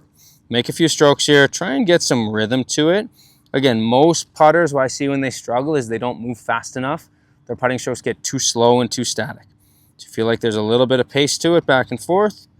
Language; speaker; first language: English; native; English